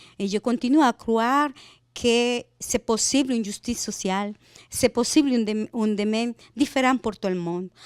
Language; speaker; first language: French; non-native, fluent; Spanish